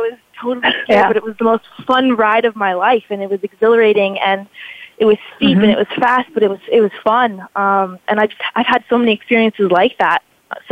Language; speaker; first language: English; native; English